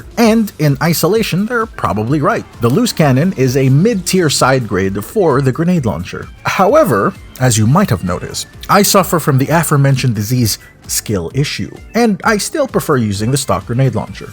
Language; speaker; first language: English; native; English